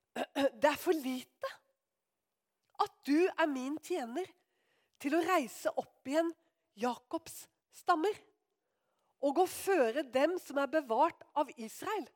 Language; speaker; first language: Norwegian; native; Norwegian